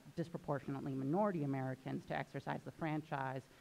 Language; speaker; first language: English; native; English